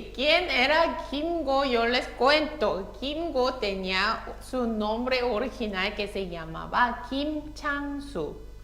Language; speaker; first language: Spanish; non-native, fluent; Korean